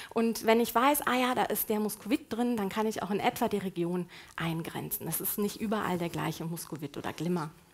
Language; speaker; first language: German; native; German